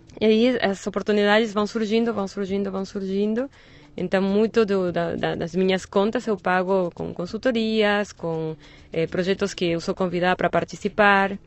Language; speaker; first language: Portuguese; non-native, fluent; Spanish